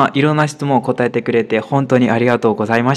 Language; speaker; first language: Japanese; non-native, fluent; Burmese